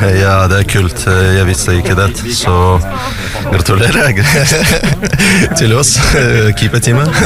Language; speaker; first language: Norwegian; non-native, learner; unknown